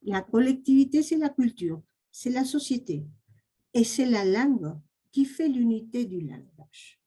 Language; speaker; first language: French; non-native, fluent; Spanish